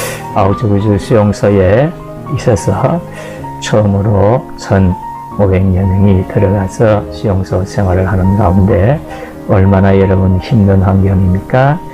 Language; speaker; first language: Korean; native; Korean